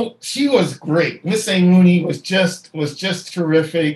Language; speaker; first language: English; native; English